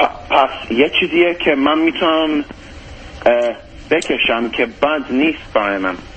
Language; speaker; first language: Persian; early bilingual, heritage; Persian